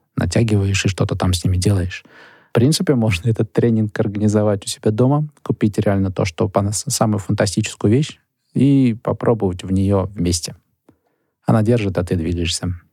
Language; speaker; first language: Russian; native; Russian